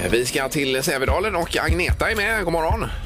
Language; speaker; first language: Swedish; native; Swedish